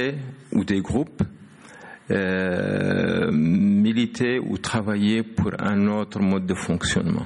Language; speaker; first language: French; non-native, local second language; Arabic